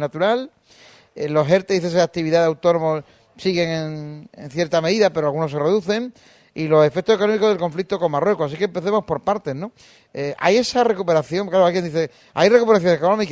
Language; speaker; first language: Spanish; native; Spanish